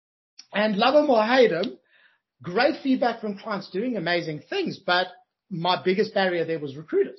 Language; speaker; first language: English; native; English